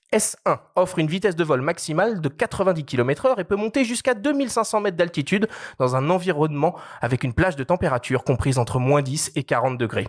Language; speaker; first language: French; native; French